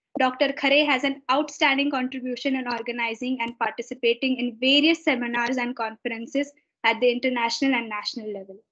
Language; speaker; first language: English; non-native, local second language; Marathi